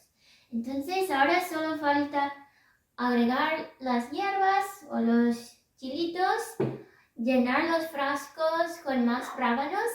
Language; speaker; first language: Spanish; non-native, fluent; English